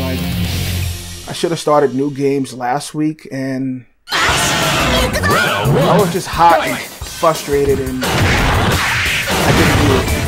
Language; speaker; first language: English; native; English